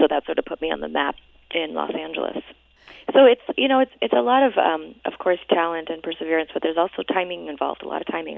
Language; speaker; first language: English; native; English